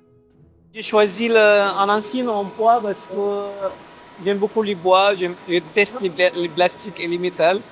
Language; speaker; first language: French; non-native, fluent; Arabic